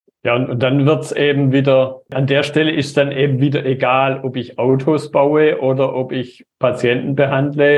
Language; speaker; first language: German; native; German